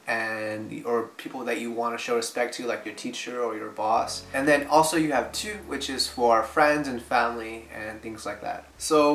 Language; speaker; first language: English; native; English